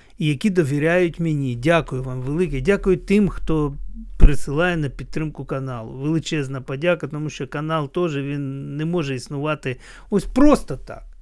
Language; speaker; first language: Ukrainian; non-native, local second language; Russian